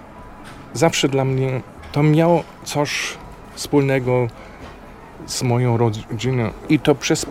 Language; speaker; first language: Polish; non-native, fluent; German